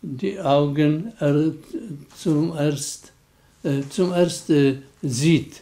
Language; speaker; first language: German; non-native, learner; Polish